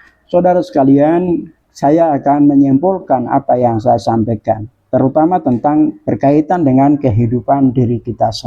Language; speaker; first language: Indonesian; native; Indonesian